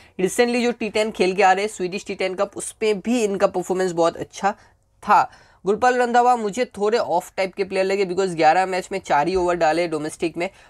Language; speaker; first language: Hindi; native; Hindi